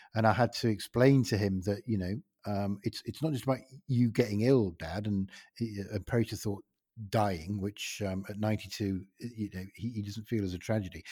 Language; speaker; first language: English; native; English